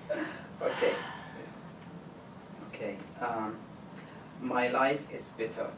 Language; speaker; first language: English; non-native, learner; Arabic